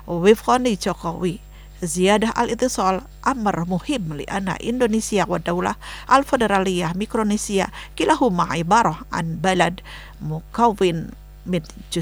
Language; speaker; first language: Arabic; non-native, fluent; Indonesian